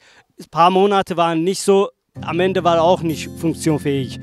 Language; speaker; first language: German; non-native, learner; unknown